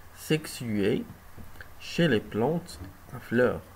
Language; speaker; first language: French; non-native, local second language; Arabic